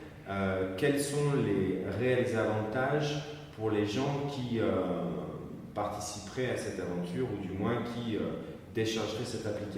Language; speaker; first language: French; native; French